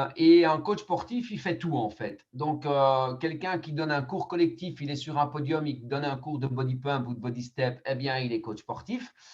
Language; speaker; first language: French; native; French